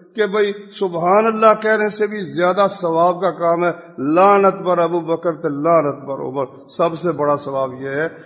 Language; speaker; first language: Urdu; non-native, local second language; Punjabi